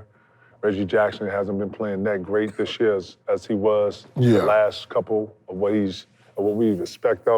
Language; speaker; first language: English; native; English